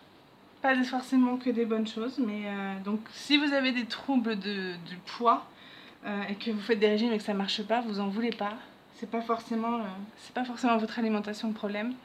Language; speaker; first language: French; native; French